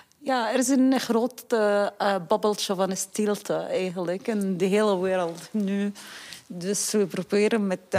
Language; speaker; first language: Dutch; non-native, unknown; Arabic